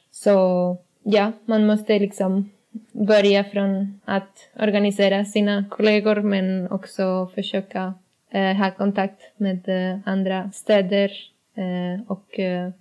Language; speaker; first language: Swedish; non-native, learner; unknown